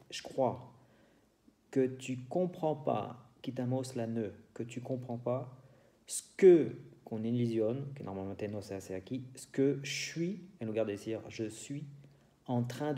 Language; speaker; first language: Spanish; non-native, fluent; French